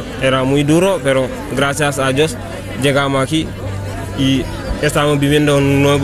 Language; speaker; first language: Spanish; non-native, learner; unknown